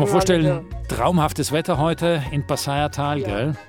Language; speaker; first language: German; native; German